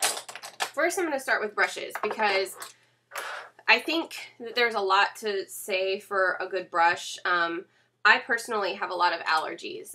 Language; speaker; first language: English; native; English